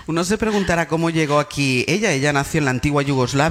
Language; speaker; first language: Spanish; native; Spanish